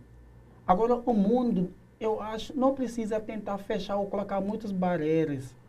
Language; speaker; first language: Portuguese; non-native, learner; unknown